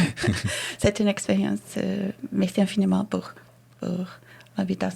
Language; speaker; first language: French; non-native, fluent; Portuguese